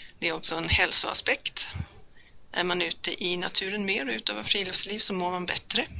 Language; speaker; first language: Swedish; native; Swedish